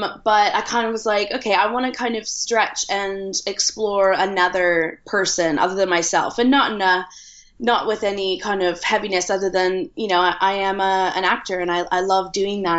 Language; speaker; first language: English; native; English